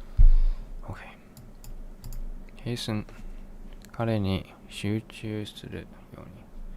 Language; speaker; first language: Japanese; non-native, learner; English